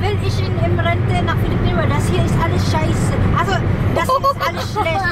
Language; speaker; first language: German; non-native, fluent; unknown